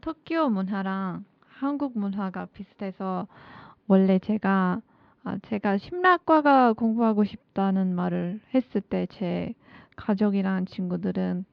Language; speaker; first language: Korean; non-native, learner; Turkish